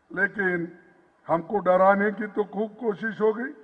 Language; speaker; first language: Hindi; non-native, local second language; Kannada